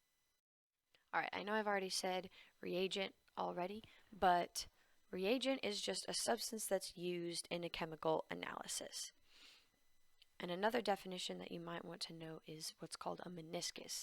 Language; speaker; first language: English; native; English